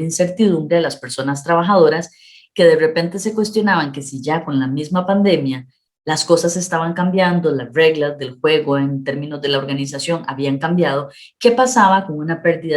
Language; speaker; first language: Spanish; native; Spanish